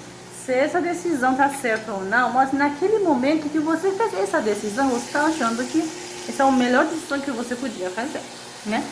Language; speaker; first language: Portuguese; non-native, fluent; Persian